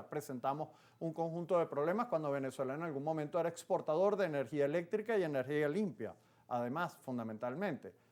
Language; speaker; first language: Spanish; native; Spanish